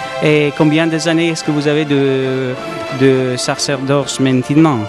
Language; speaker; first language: French; non-native, learner; Spanish